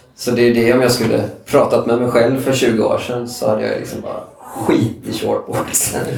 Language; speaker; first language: Swedish; native; Swedish